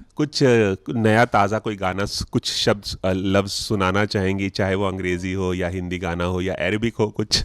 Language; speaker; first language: Hindi; native; Hindi